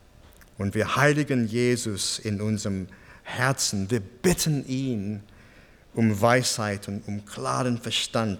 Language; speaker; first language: German; non-native, fluent; English